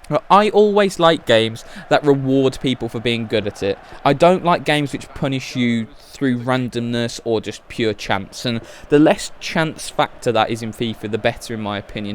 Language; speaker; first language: English; native; English